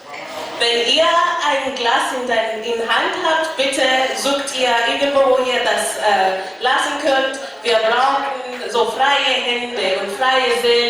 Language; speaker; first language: German; non-native, fluent; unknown